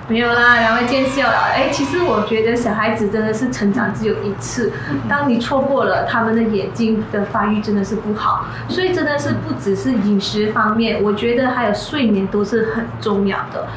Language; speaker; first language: Chinese; native; Chinese